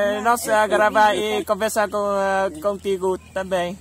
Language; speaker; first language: Portuguese; non-native, learner; Vietnamese